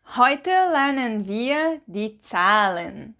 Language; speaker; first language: German; non-native, fluent; Portuguese